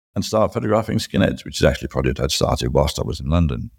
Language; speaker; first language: English; native; English